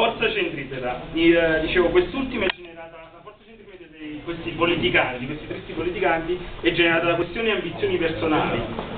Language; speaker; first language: Italian; native; Italian